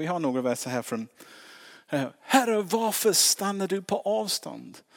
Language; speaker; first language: Swedish; non-native, fluent; English